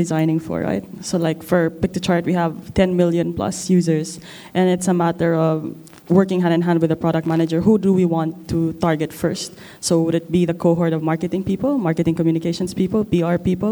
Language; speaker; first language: English; non-native, local second language; Filipino